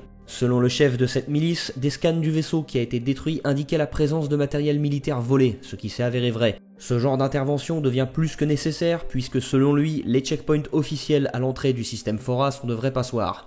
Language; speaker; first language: French; native; French